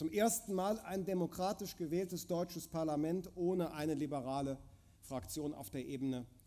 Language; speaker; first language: German; native; German